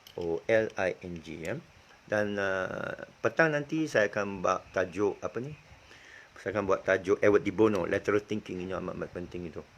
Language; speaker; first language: Malay; native; Malay